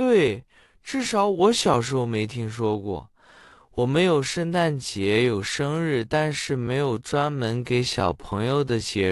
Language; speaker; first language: Chinese; non-native, fluent; English